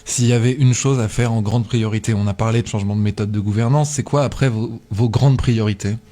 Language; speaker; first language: French; native; French